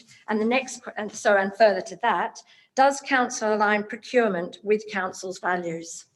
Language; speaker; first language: English; native; English